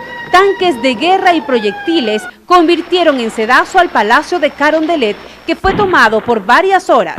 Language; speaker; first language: Spanish; native; Spanish